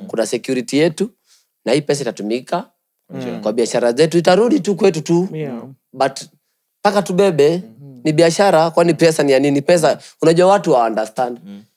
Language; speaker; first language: Swahili; native; Swahili